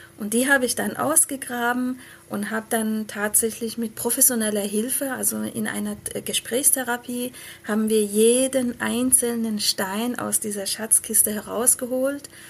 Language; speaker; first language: German; early bilingual, other home language; Persian